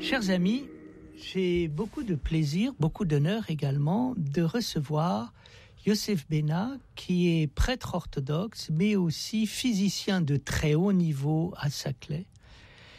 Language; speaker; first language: French; native; French